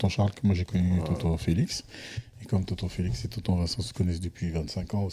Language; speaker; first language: French; native; French